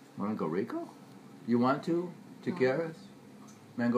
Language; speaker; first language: Spanish; non-native, learner; English